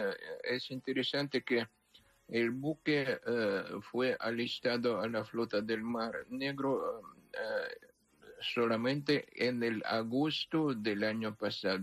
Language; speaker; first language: Spanish; non-native, fluent; Ukrainian